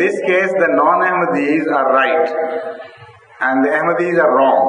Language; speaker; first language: English; non-native, local second language; Urdu